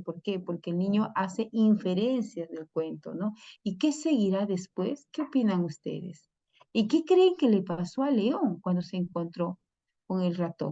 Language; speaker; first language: Spanish; native; Spanish